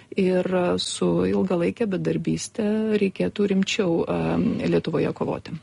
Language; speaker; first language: Lithuanian; native; Lithuanian